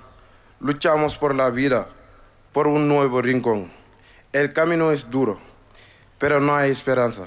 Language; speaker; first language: Spanish; non-native, learner; Wolof